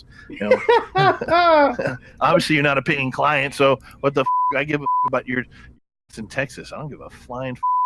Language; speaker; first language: English; native; English